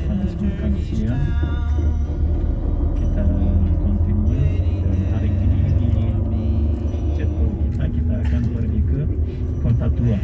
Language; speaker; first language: Indonesian; non-native, fluent; Turkish